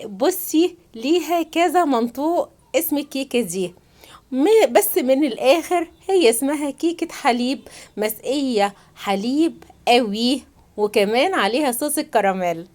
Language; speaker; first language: Arabic; native; Arabic